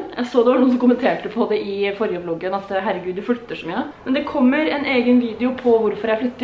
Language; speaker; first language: Norwegian; native; Norwegian